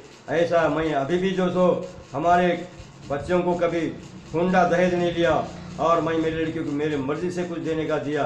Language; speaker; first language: Hindi; non-native, local second language; Lambadi